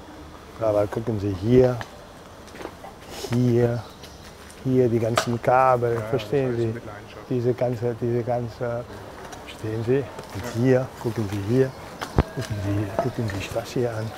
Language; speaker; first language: German; non-native, fluent; Spanish